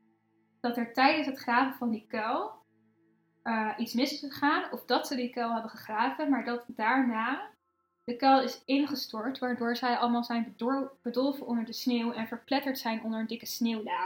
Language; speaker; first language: Dutch; native; Dutch